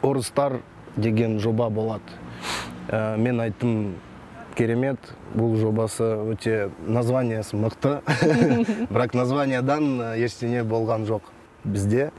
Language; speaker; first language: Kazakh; non-native, local second language; Russian